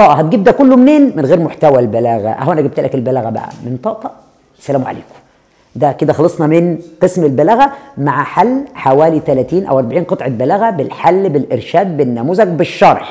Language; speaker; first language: Arabic; native; Arabic